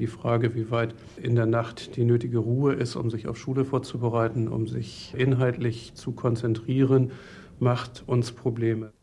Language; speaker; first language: German; native; German